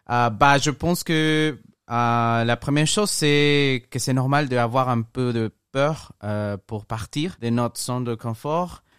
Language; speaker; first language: French; non-native, learner; Spanish